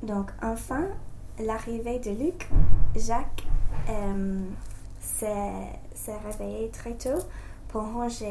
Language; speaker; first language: French; non-native, learner; English